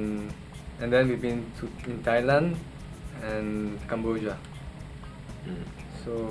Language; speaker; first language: English; non-native, learner; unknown